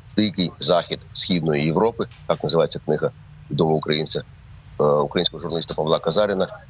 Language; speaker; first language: Ukrainian; native; Ukrainian